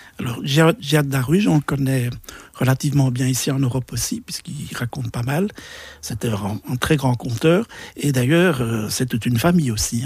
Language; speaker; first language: French; native; French